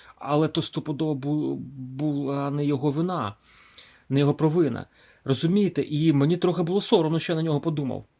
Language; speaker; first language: Ukrainian; non-native, local second language; Russian